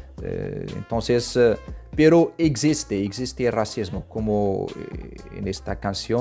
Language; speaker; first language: Spanish; non-native, fluent; Arabic